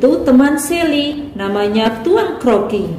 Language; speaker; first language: Indonesian; native; Indonesian